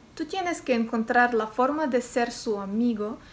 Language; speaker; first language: Spanish; non-native, learner; Ukrainian